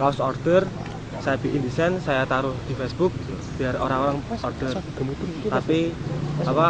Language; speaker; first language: Indonesian; non-native, local second language; Javanese